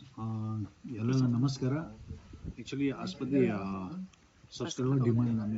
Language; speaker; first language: Kannada; non-native, local second language; Tibetan